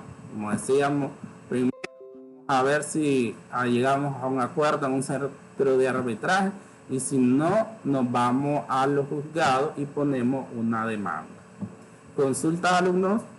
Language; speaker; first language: Spanish; native; Spanish